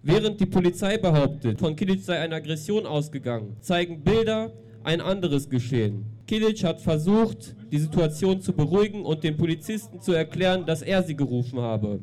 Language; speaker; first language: German; native; German